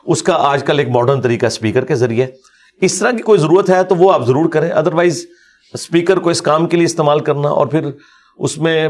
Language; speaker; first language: Urdu; non-native, local second language; Punjabi